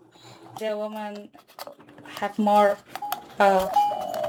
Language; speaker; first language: English; non-native, learner; Indonesian